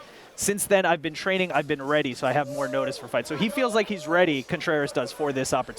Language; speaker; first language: English; native; English